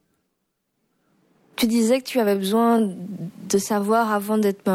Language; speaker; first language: French; native; French